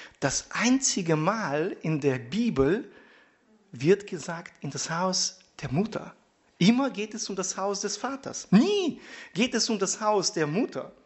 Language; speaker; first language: German; non-native, fluent; Russian